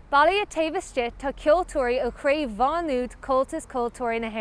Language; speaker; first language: Irish; non-native, local second language; English